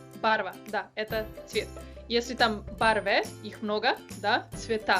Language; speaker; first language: Russian; non-native, learner; Slovenian